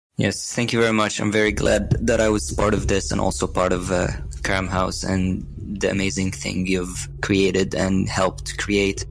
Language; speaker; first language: English; non-native, fluent; Arabic